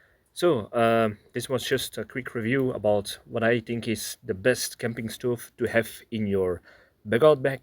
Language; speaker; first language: English; non-native, fluent; Dutch